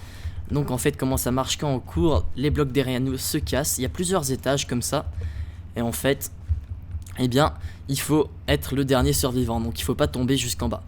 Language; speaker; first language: French; native; French